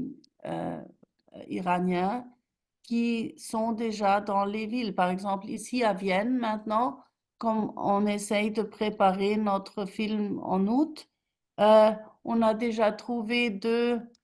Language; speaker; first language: French; non-native, fluent; German